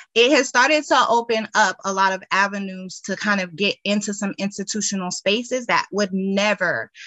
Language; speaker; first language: English; native; English